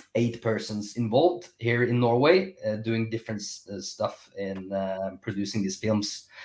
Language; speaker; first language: English; non-native, fluent; Norwegian